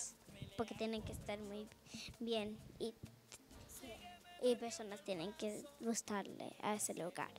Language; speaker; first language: Spanish; early bilingual, heritage; Spanish